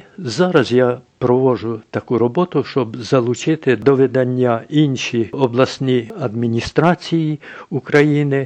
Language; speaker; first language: Ukrainian; native; Ukrainian